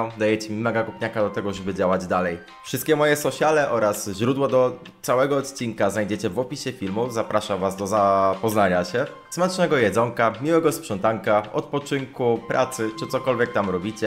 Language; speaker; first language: Polish; native; Polish